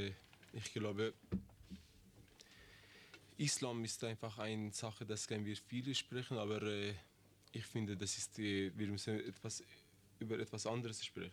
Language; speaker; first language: German; non-native, learner; Persian